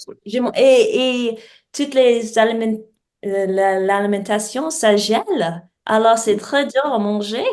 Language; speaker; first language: French; non-native, learner; English